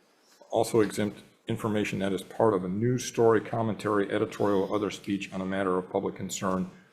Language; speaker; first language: English; native; English